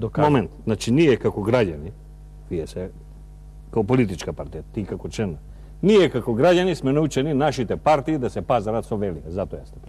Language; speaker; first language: Macedonian; native; Macedonian